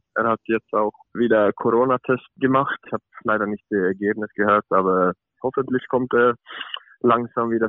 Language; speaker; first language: German; non-native, fluent; Swedish